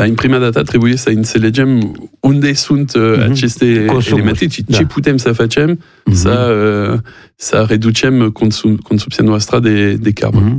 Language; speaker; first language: Romanian; non-native, learner; French